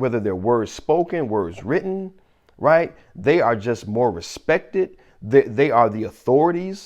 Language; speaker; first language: English; native; English